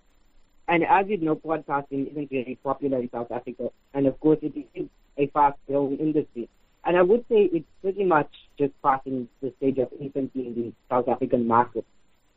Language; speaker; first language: English; native; English